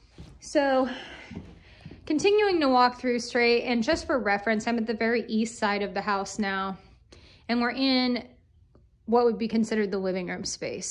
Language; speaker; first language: English; native; English